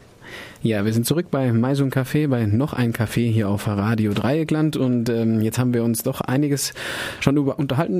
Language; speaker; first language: German; native; German